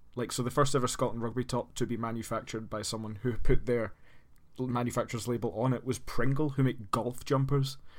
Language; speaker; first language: English; native; English